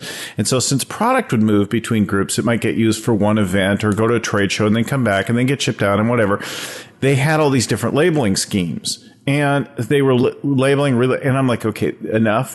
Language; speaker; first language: English; native; English